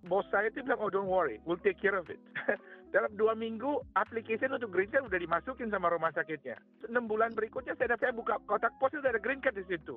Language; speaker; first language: Indonesian; native; Indonesian